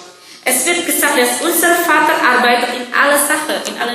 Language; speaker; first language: German; non-native, learner; Indonesian